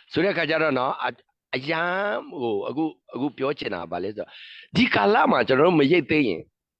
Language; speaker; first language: Burmese; non-native, local second language; S'gaw Karen